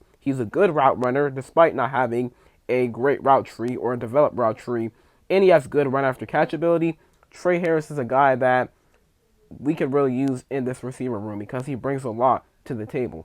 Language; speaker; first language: English; native; English